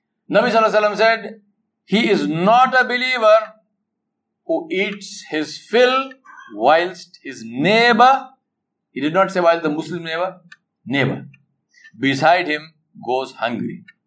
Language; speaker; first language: English; non-native, local second language; Urdu